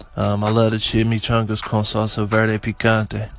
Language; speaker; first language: English; native; English